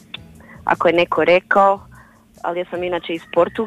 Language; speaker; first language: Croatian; non-native, learner; Portuguese